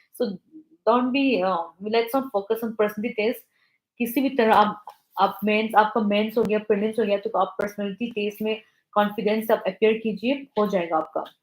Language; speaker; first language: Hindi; non-native, local second language; Manipuri